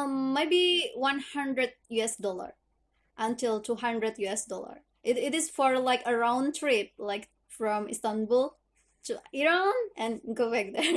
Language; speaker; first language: English; non-native, learner; Indonesian